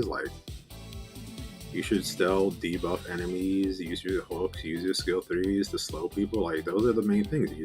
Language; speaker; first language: English; native; English